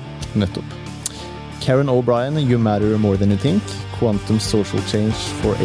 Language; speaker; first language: Norwegian; native; Norwegian